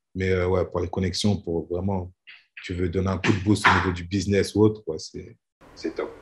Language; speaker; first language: French; native; French